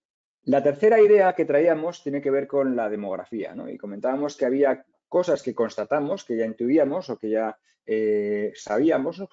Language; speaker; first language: Spanish; native; Spanish